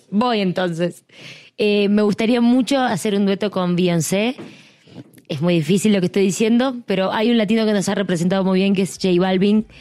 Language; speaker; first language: Spanish; native; Spanish